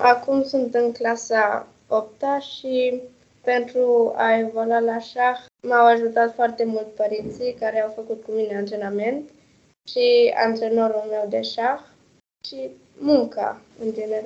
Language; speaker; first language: Romanian; early bilingual, heritage; Romanian